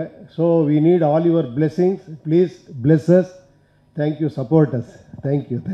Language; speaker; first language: Tamil; non-native, local second language; Kannada